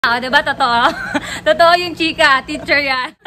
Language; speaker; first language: Filipino; non-native, local second language; Cebuano